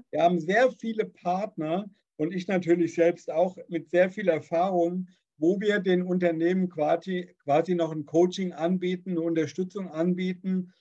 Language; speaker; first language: German; native; German